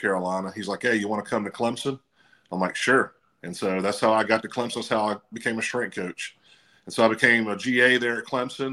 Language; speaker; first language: English; native; English